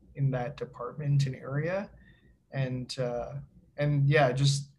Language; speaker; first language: English; native; English